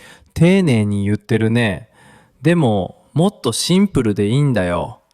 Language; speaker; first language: Japanese; native; Japanese